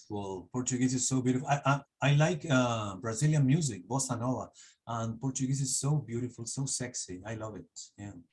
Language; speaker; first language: English; non-native, fluent; Spanish